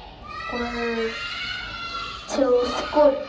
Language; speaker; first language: English; non-native, learner; Vietnamese